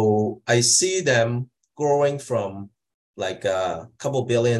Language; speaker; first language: English; non-native, local second language; Cantonese